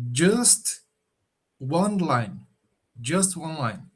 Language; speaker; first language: English; non-native, learner; Portuguese